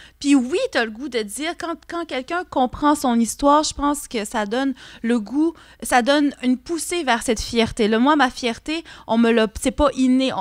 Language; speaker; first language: French; non-native, local second language; Innu-aimun